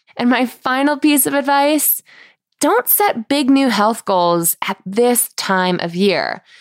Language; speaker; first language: English; native; English